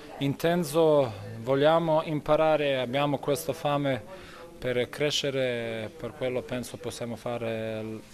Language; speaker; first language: Italian; non-native, learner; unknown